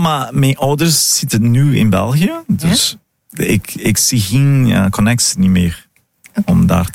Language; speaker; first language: Dutch; non-native, fluent; Portuguese